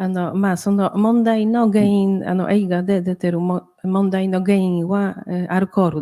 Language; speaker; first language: Japanese; non-native, fluent; Polish